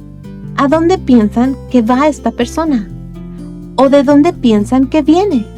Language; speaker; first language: Spanish; early bilingual, other home language; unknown